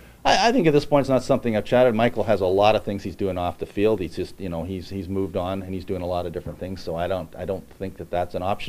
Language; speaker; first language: English; native; English